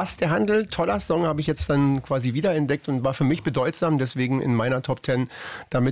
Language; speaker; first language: German; native; German